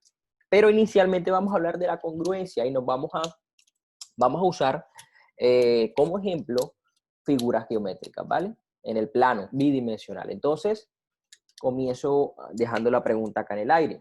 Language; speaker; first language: Spanish; native; Spanish